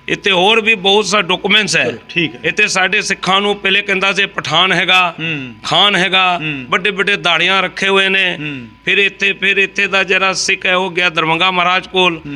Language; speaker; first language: Punjabi; non-native, local second language; Hindi